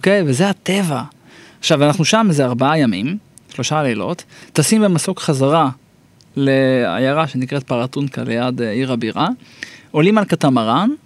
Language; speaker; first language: Hebrew; native; Hebrew